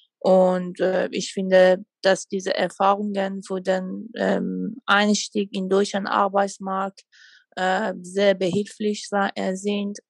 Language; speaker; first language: German; non-native, fluent; Persian